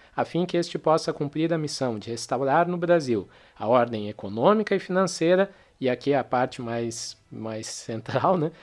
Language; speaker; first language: Portuguese; native; Portuguese